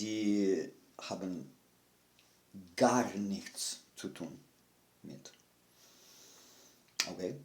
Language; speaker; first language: German; non-native, fluent; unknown